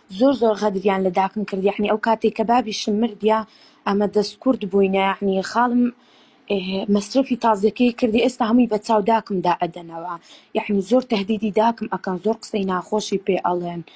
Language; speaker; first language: Central Kurdish; native; Central Kurdish